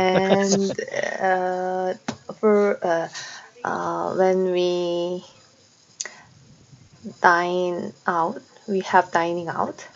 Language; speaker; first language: English; non-native, learner; Korean